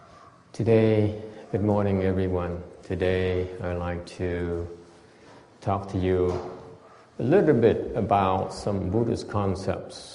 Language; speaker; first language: English; non-native, fluent; Vietnamese